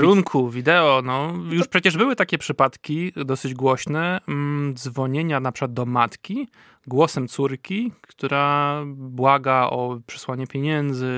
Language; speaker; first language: Polish; native; Polish